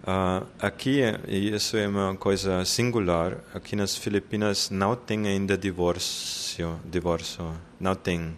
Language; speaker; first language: Portuguese; non-native, fluent; German